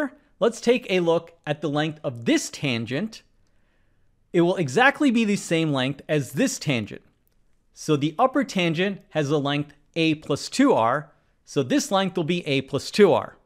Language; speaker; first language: English; native; English